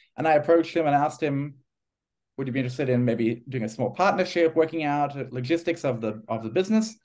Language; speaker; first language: English; native; English